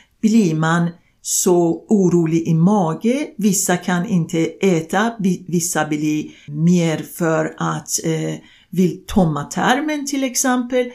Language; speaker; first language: Swedish; non-native, fluent; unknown